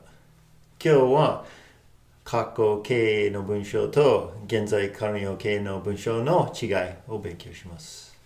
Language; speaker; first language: Japanese; non-native, fluent; English